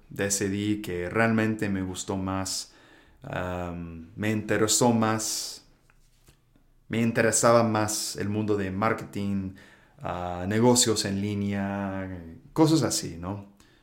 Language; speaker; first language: Spanish; non-native, fluent; English